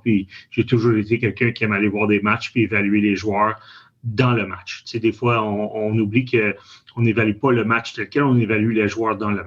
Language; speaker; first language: French; native; French